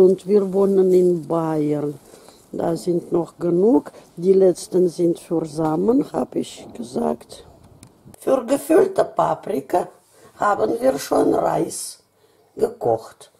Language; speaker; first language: German; non-native, fluent; Russian